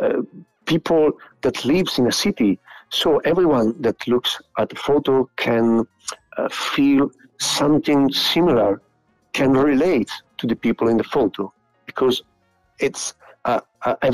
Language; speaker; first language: English; non-native, fluent; Italian